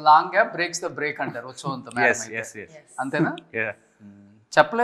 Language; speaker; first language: Telugu; native; Telugu